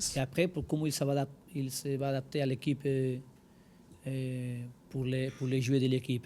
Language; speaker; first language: French; non-native, learner; Spanish